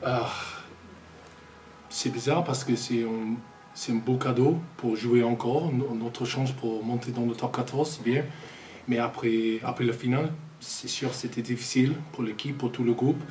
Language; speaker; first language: French; non-native, fluent; English